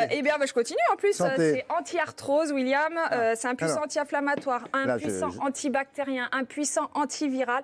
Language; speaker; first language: French; native; French